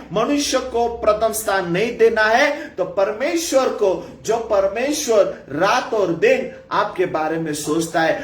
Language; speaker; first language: Hindi; non-native, local second language; Marathi